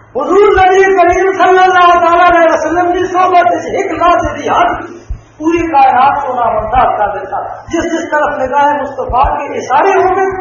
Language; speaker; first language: Urdu; non-native, local second language; Punjabi